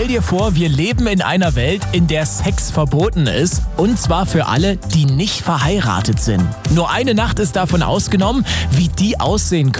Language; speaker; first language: German; native; German